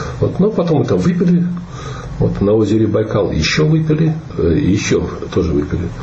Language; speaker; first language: Russian; native; Russian